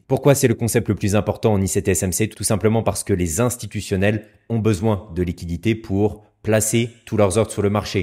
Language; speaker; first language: French; native; French